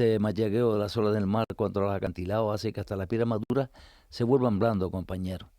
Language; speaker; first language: Spanish; native; Spanish